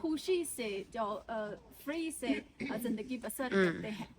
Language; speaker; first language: Hindi; non-native, fluent; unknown